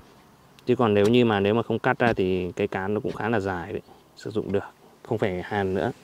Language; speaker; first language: Vietnamese; native; Vietnamese